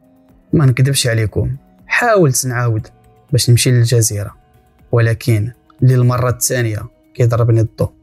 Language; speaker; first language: Arabic; native; Arabic